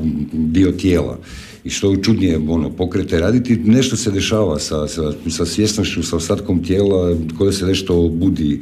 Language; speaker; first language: Croatian; native; Croatian